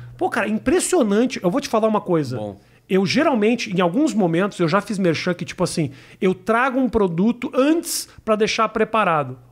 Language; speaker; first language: Portuguese; native; Portuguese